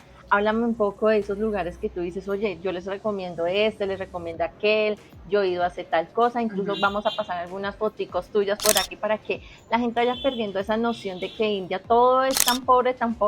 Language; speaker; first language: Spanish; native; Spanish